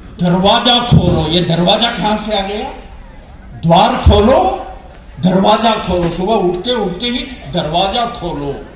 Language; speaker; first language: Hindi; non-native, local second language; Konkani